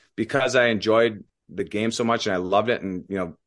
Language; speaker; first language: English; native; English